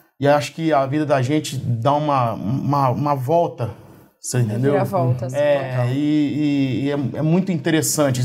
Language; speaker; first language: Portuguese; native; Portuguese